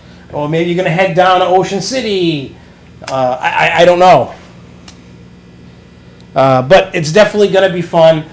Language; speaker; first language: English; native; English